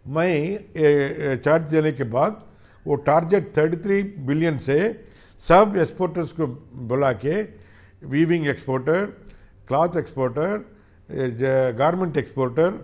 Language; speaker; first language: Hindi; non-native, local second language; Telugu